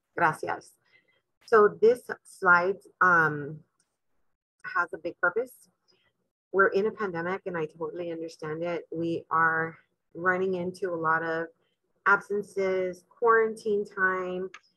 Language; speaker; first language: English; early bilingual, other home language; Spanish